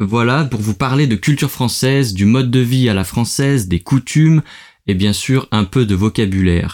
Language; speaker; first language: French; native; French